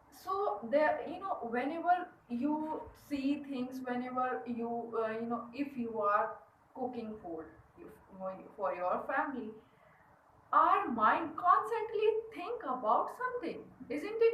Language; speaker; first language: English; non-native, learner; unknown